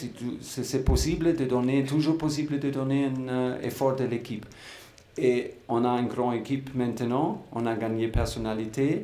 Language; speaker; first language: French; non-native, fluent; German